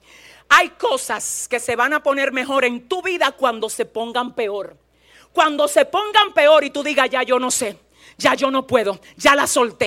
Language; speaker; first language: Spanish; native; Spanish